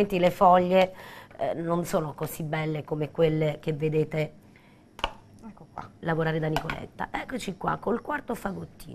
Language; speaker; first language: Italian; native; Italian